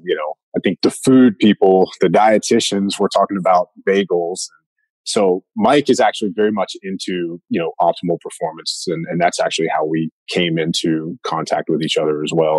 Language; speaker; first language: English; native; English